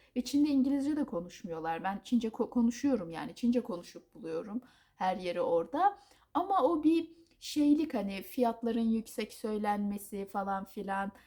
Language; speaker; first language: Turkish; native; Turkish